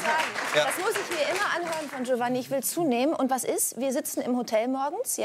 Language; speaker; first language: German; native; German